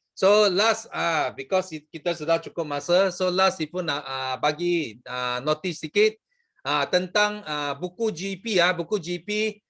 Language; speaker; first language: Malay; non-native, local second language; Chinese